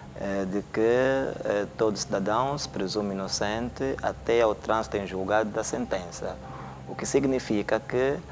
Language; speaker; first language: Portuguese; native; Portuguese